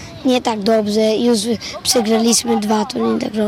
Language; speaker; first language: Polish; early bilingual, heritage; Danish